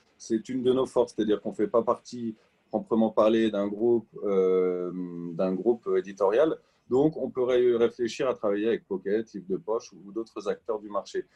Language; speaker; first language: French; native; French